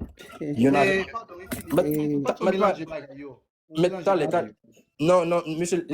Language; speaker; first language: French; non-native, local second language; Haitian Creole